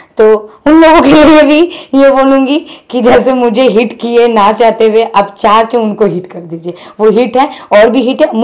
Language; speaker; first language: Hindi; non-native, local second language; Bangla